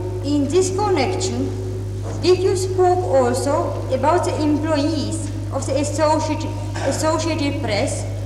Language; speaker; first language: English; non-native, fluent; Czech